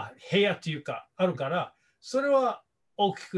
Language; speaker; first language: Japanese; non-native, fluent; English